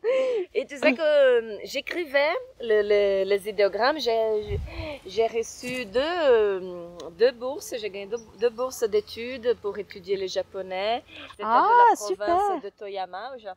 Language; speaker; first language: French; non-native, fluent; Portuguese